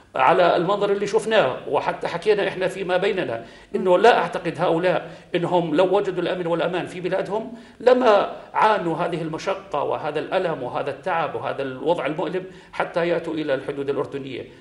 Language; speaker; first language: Arabic; native; Arabic